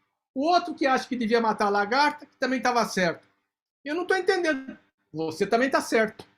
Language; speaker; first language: Portuguese; native; Portuguese